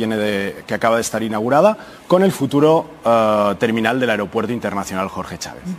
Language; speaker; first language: Spanish; native; Spanish